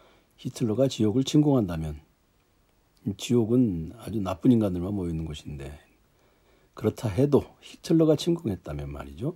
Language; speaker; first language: Korean; native; Korean